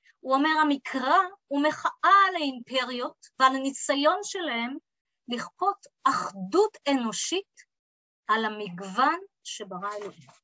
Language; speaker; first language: Hebrew; early bilingual, other home language; English